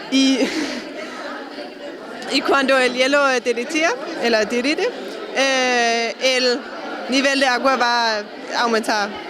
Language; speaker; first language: Spanish; non-native, learner; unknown